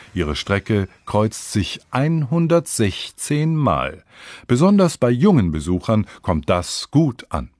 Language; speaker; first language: German; native; German